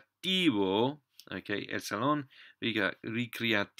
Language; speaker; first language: Spanish; non-native, fluent; English